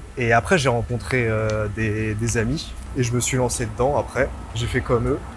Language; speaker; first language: French; native; French